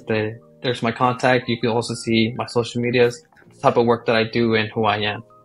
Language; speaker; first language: English; early bilingual, other home language; Spanish